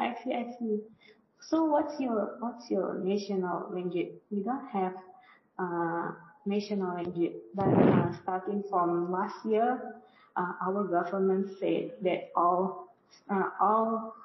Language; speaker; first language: English; non-native, learner; Indonesian